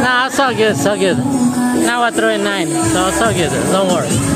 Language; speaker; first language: English; non-native, fluent; Spanish